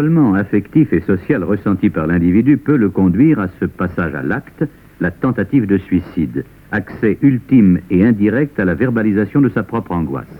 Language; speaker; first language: French; native; French